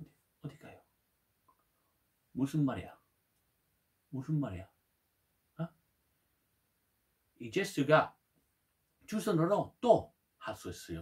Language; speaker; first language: Korean; non-native, learner; Italian